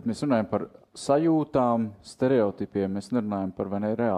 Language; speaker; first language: Latvian; native; Latvian